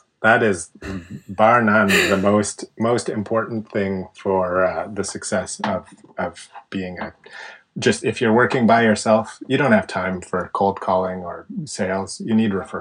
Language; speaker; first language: English; native; English